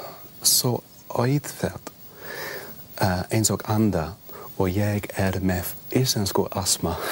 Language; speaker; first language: Icelandic; non-native, learner; English